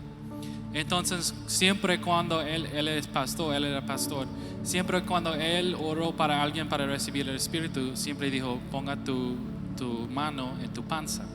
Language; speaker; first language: Spanish; non-native, fluent; English